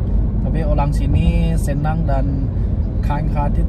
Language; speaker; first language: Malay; non-native, learner; Chinese